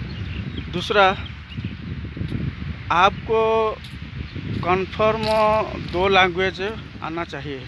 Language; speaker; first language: Hindi; non-native, local second language; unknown